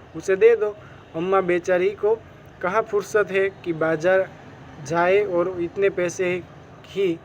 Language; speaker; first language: Hindi; non-native, local second language; Gujarati